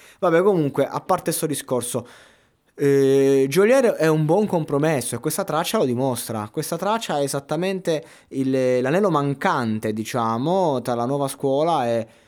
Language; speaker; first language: Italian; native; Italian